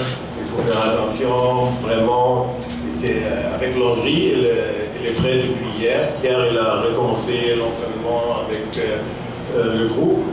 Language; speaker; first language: French; non-native, fluent; German